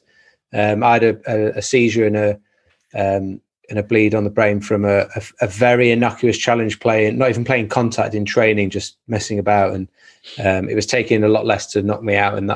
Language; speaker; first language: English; native; English